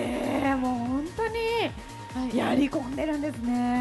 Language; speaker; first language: Japanese; native; Japanese